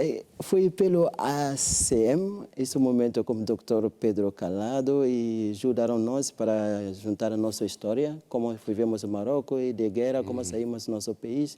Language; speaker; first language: Portuguese; non-native, learner; French